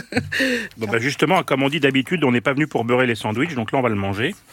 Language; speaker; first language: French; native; French